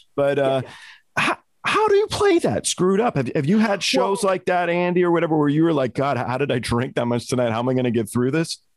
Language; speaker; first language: English; native; English